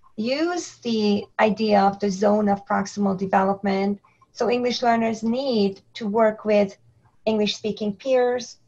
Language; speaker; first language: English; non-native, fluent; Hungarian